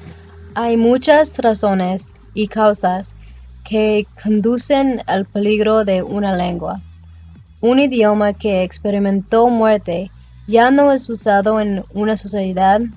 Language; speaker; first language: Spanish; non-native, learner; English